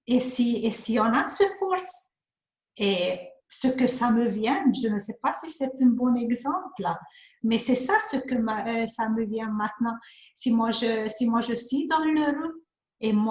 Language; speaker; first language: French; non-native, learner; Hungarian